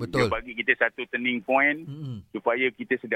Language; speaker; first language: Malay; native; Malay